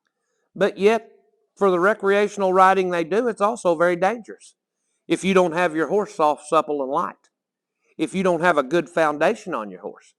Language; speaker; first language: English; native; English